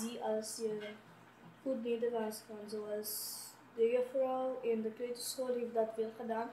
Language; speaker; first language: Dutch; non-native, local second language; Papiamento